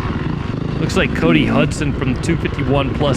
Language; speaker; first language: English; native; English